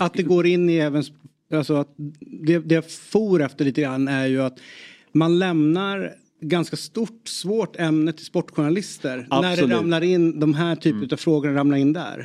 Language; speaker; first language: Swedish; native; Swedish